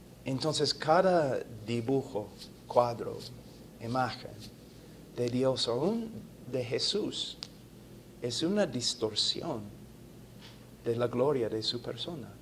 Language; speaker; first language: Spanish; non-native, fluent; English